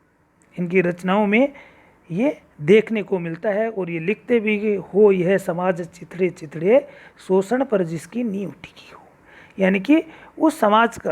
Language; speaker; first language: Hindi; native; Hindi